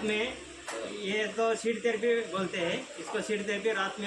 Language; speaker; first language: Hindi; non-native, local second language; Telugu